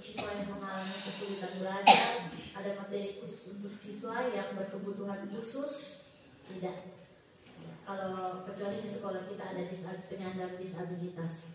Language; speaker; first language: Indonesian; native; Indonesian